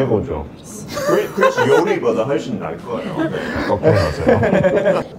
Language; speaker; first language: Korean; non-native, fluent; English